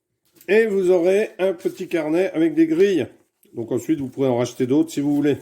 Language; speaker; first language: French; native; French